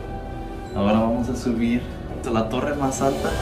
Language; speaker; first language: Spanish; native; Spanish